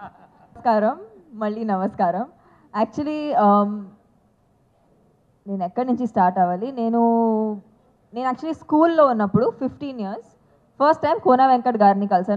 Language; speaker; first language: Telugu; non-native, fluent; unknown